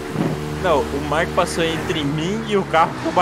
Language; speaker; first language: Portuguese; native; Portuguese